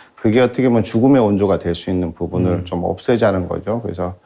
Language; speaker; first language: Korean; native; Korean